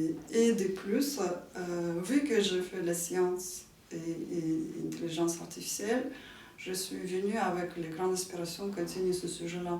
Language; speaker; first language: French; non-native, fluent; Ukrainian